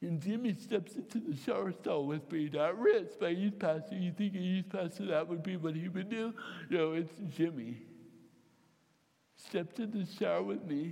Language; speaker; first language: English; native; English